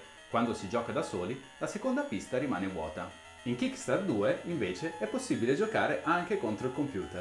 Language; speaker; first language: Italian; native; Italian